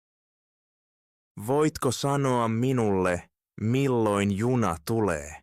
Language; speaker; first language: Finnish; non-native, fluent; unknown